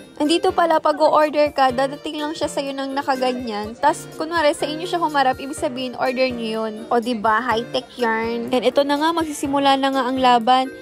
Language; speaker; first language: Filipino; native; Filipino